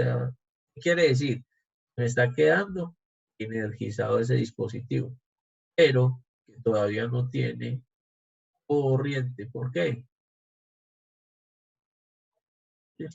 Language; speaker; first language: Spanish; native; Spanish